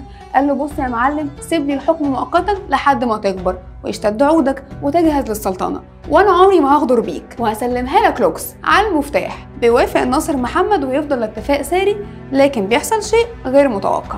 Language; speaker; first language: Arabic; native; Arabic